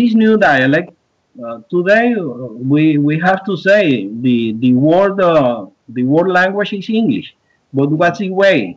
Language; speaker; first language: English; early bilingual, other home language; Spanish